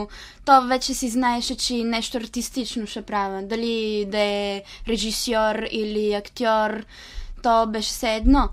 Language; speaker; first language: Bulgarian; early bilingual, heritage; Italian